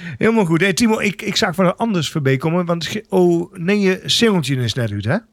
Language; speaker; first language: Dutch; native; Dutch